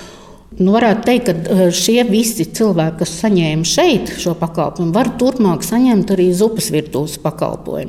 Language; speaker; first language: Latvian; native; Latvian